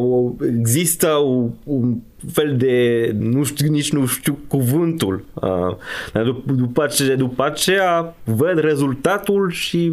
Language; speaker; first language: Romanian; non-native, fluent; French